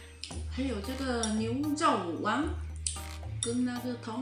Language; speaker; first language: Chinese; non-native, local second language; Min Nan Chinese